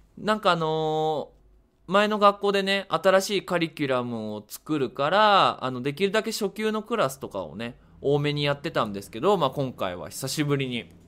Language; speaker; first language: Japanese; native; Japanese